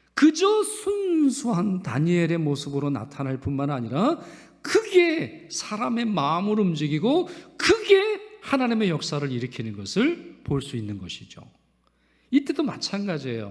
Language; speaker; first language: Korean; native; Korean